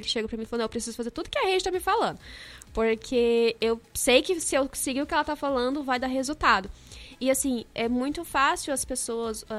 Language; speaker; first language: Portuguese; native; Portuguese